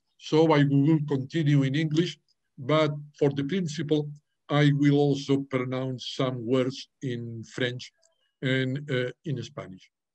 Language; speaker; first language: English; non-native, fluent; Catalan